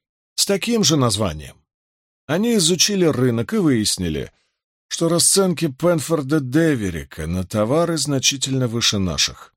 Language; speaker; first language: Russian; native; Russian